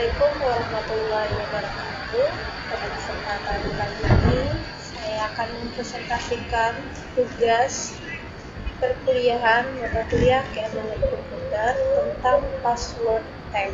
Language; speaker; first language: Indonesian; native; Indonesian